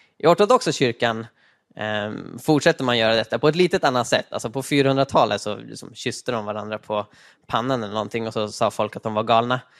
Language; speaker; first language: Swedish; native; Swedish